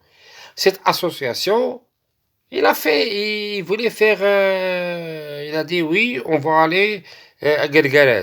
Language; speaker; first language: French; non-native, local second language; Arabic